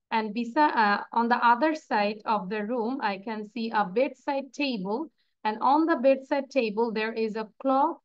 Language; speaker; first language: English; non-native, local second language; Bangla